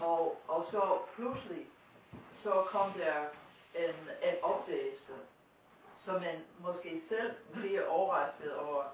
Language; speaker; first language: Danish; non-native, fluent; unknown